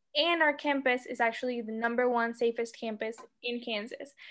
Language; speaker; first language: English; non-native, fluent; Spanish